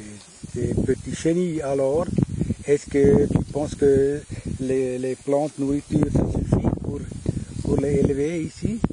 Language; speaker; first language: French; non-native, fluent; German